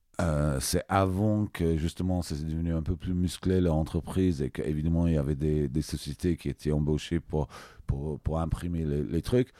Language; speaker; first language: French; non-native, fluent; English